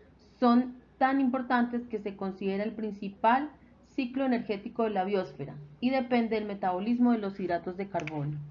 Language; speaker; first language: Spanish; native; Spanish